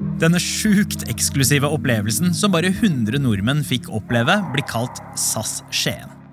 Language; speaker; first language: Norwegian; early bilingual, other home language; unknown